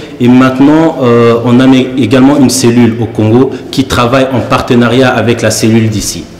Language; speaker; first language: French; early bilingual, other home language; Lingala